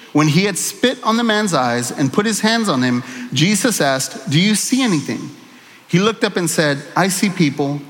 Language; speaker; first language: English; native; English